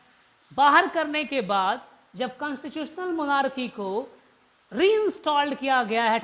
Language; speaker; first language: Hindi; native; Hindi